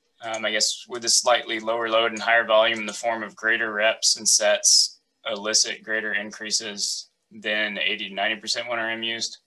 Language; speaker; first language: English; native; English